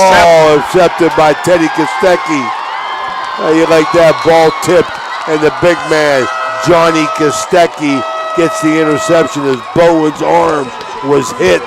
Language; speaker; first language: English; native; English